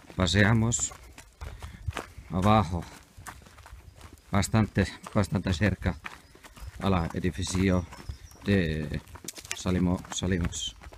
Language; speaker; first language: Spanish; non-native, learner; Finnish